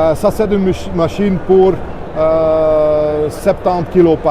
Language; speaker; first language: French; non-native, local second language; Dutch